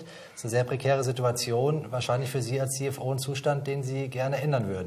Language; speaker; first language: German; native; German